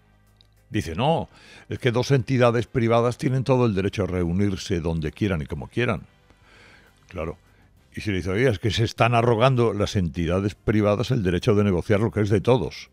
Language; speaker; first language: Spanish; native; Spanish